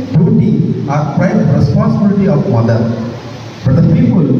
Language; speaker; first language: English; non-native, local second language; Telugu